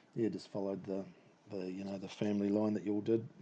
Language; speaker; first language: English; native; English